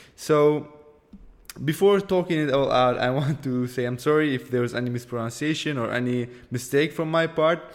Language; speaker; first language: English; non-native, fluent; Kurdish